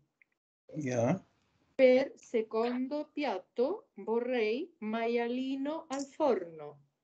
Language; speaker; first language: Italian; non-native, learner; Spanish